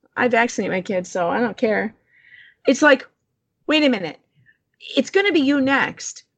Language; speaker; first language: English; native; English